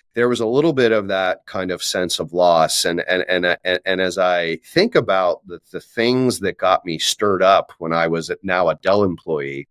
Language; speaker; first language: English; native; English